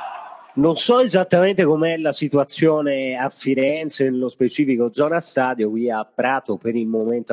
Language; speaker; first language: Italian; native; Italian